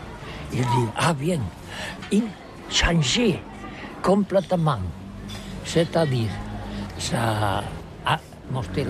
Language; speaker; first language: French; non-native, learner; Catalan